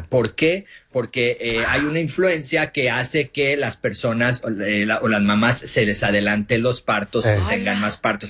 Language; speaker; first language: Spanish; native; Spanish